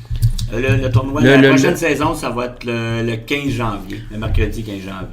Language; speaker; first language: French; native; French